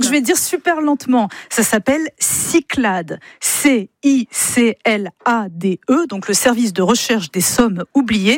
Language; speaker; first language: French; native; French